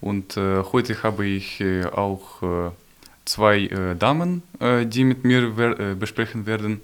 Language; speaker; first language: German; non-native, learner; Ukrainian